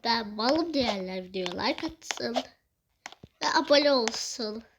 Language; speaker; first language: Turkish; native; Turkish